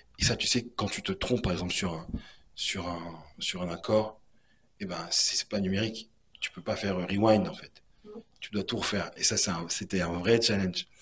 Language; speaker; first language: French; native; French